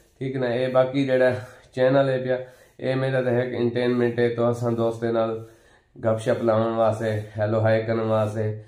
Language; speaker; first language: Punjabi; non-native, local second language; Saraiki